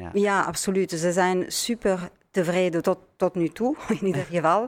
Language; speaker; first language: Dutch; non-native, learner; French